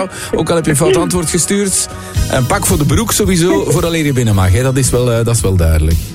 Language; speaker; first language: Dutch; native; Dutch